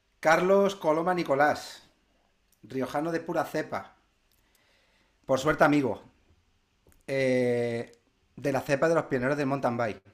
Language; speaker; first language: Spanish; native; Spanish